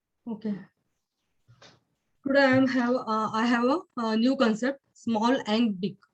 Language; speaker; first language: English; non-native, learner; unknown